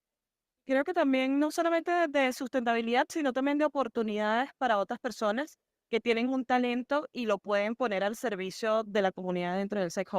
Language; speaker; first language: Spanish; native; Spanish